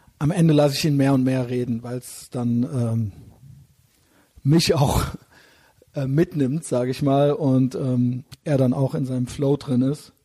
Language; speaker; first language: German; native; German